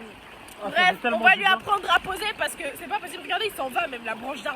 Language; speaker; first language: French; native; French